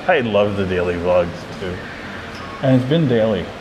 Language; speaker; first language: English; native; English